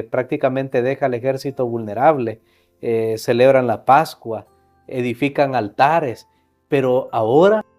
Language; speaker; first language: Spanish; native; Spanish